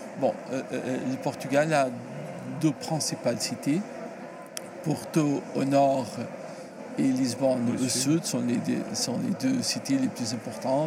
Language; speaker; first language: French; non-native, learner; Portuguese